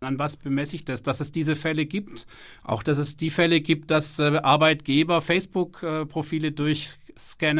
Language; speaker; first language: German; native; German